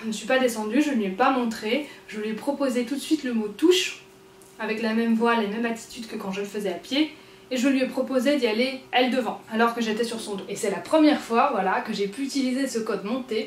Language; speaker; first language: French; native; French